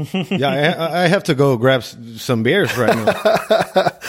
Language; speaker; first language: English; non-native, fluent; Slovenian